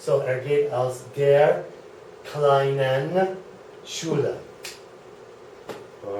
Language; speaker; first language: German; non-native, learner; English